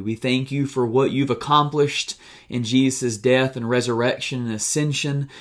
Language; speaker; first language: English; native; English